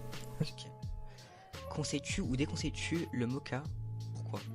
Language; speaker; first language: French; native; French